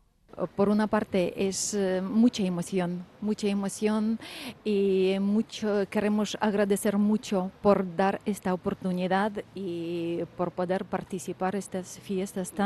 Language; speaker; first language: Spanish; non-native, fluent; Ukrainian